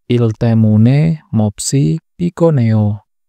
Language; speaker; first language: Korean; non-native, learner; Indonesian